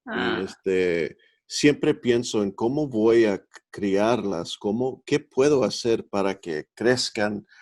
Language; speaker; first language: Spanish; early bilingual, heritage; Spanish